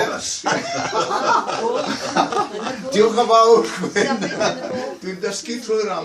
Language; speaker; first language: Welsh; non-native, fluent; English